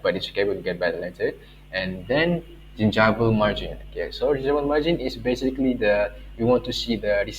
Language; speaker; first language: English; non-native, local second language; Malay